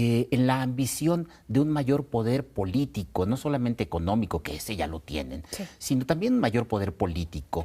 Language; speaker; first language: Spanish; native; Spanish